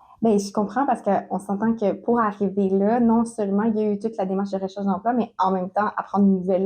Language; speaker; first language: French; native; French